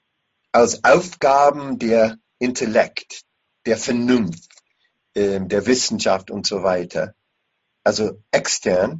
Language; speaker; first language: German; non-native, fluent; English